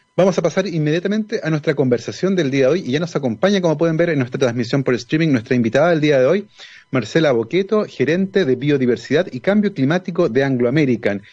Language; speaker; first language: Spanish; native; Spanish